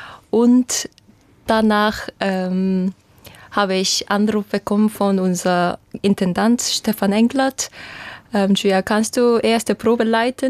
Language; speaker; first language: German; non-native, fluent; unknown